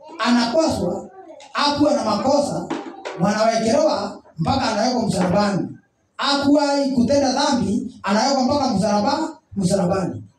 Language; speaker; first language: Swahili; non-native, local second language; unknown